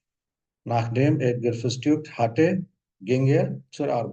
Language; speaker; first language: German; non-native, fluent; Hindi